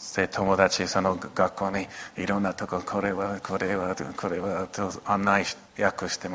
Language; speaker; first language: Japanese; non-native, local second language; English